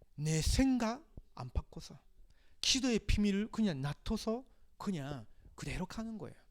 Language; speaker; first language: Korean; non-native, fluent; Japanese